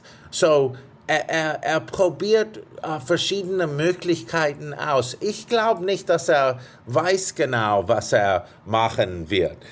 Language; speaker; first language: German; non-native, fluent; English